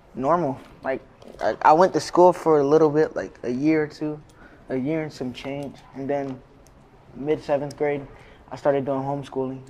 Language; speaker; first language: English; native; English